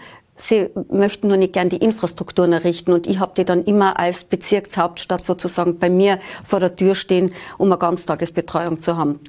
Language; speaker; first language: German; native; German